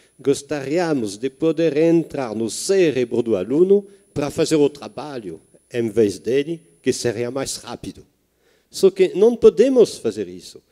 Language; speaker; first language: Portuguese; non-native, fluent; French